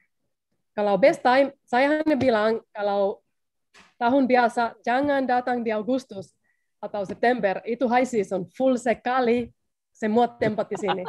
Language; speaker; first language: Indonesian; non-native, learner; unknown